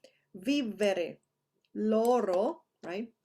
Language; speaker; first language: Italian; non-native, fluent; Spanish